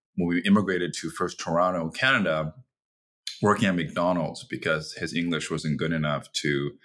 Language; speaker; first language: English; early bilingual, other home language; Chinese